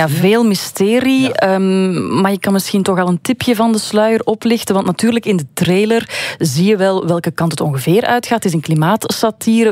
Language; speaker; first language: Dutch; native; Dutch